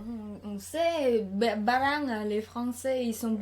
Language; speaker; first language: French; non-native, learner; Khmer